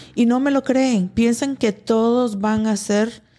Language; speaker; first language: Spanish; early bilingual, heritage; Spanish